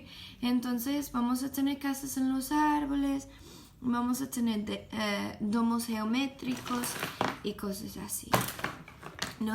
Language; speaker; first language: Spanish; non-native, learner; English